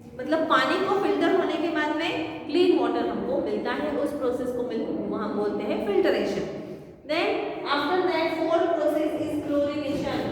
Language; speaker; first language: Hindi; non-native, local second language; Marathi